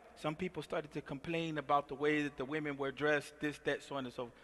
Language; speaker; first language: English; native; English